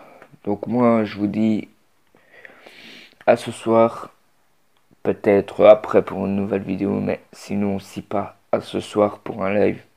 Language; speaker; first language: French; native; French